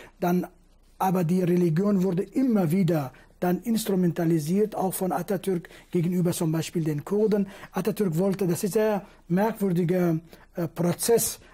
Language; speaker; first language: German; non-native, fluent; Kurdish